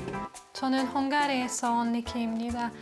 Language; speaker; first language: Korean; non-native, fluent; Hungarian